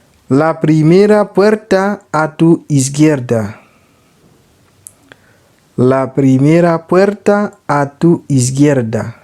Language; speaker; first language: Spanish; non-native, learner; Haitian Creole